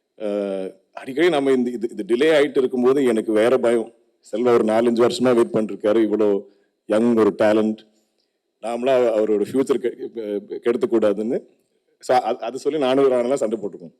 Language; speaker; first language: Tamil; non-native, local second language; Malayalam